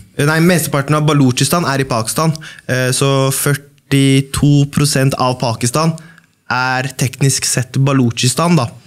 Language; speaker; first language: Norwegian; early bilingual, other home language; Baluchi